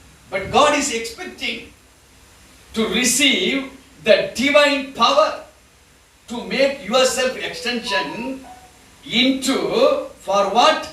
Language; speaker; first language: English; non-native, local second language; Tamil